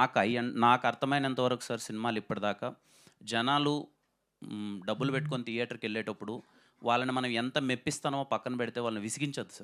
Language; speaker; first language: Telugu; native; Telugu